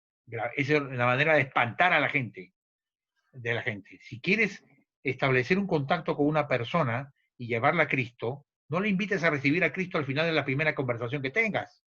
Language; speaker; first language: Spanish; native; Spanish